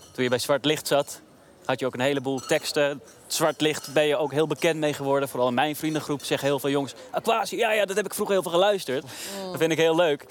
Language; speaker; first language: Dutch; early bilingual, other home language; Turkish